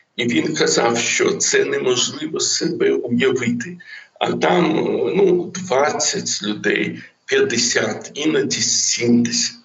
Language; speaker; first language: Ukrainian; non-native, local second language; Russian